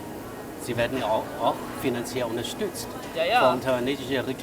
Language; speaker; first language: German; non-native, fluent; Chinese